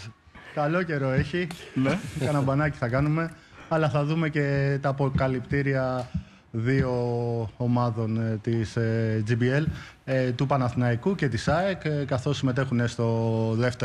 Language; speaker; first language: Greek; native; Greek